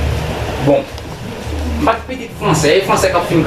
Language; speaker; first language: French; non-native, learner; Haitian Creole